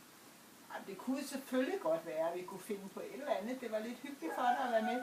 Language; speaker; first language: Danish; native; Danish